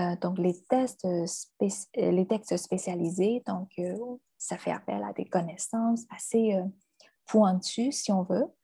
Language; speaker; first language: French; non-native, fluent; Chinese